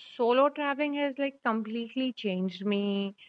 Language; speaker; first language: English; non-native, local second language; Hindi